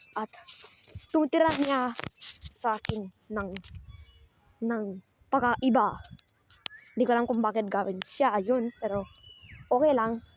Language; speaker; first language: Filipino; non-native, learner; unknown